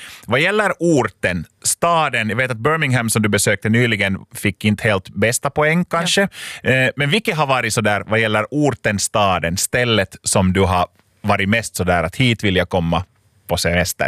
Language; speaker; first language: Swedish; native; Swedish